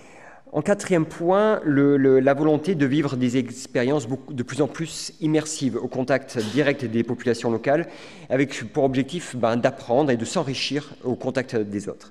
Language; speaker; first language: French; native; French